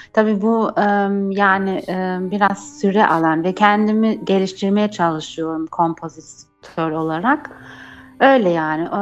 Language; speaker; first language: Turkish; early bilingual, heritage; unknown